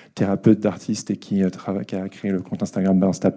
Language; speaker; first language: French; native; French